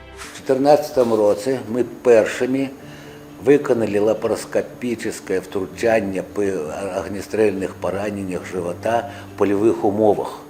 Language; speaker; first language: Ukrainian; non-native, local second language; Russian